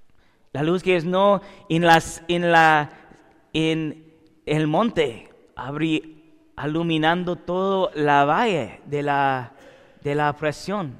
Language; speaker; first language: Spanish; non-native, learner; English